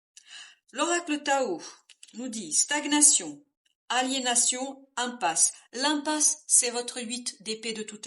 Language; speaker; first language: French; native; French